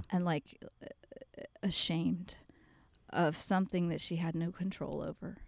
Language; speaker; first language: English; native; English